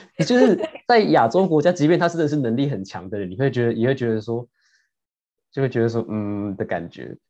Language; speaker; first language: Chinese; native; Chinese